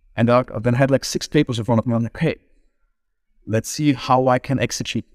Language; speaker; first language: English; non-native, fluent; German